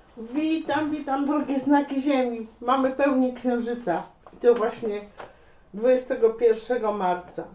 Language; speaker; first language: Polish; native; Polish